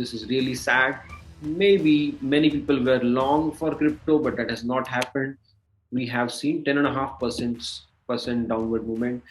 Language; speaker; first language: English; non-native, local second language; Marathi